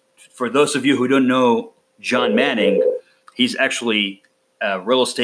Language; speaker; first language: English; non-native, fluent; Arabic